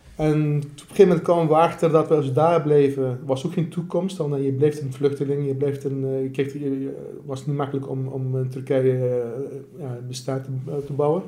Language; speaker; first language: Dutch; non-native, fluent; Assyrian Neo-Aramaic